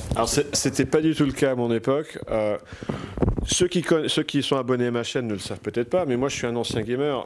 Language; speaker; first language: French; native; French